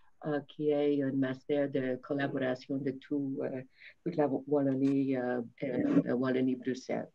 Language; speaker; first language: French; non-native, fluent; English